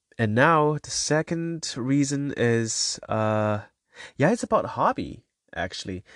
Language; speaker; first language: English; non-native, fluent; Chinese